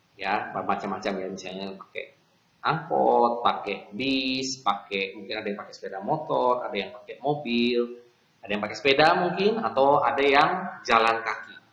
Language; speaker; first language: Indonesian; native; Indonesian